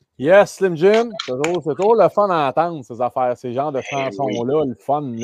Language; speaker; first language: French; native; French